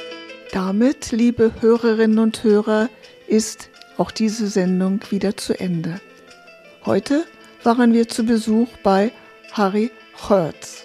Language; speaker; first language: German; native; German